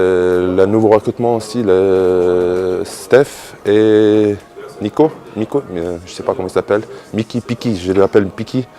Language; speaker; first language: French; non-native, fluent; Bosnian